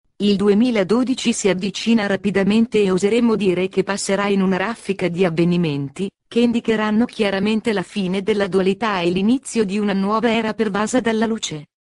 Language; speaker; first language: Italian; native; Italian